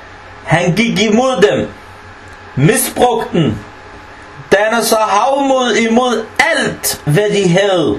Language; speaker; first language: Danish; non-native, fluent; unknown